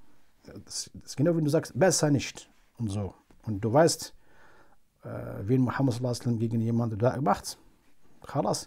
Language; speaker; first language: German; non-native, fluent; Arabic